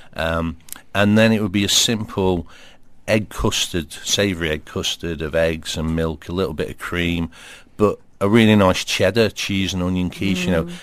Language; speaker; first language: English; native; English